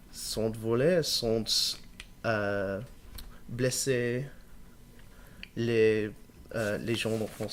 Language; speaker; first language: French; non-native, learner; English